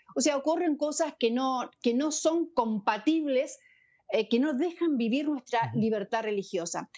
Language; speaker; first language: Spanish; native; Spanish